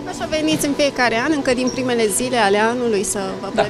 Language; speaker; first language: Romanian; native; Romanian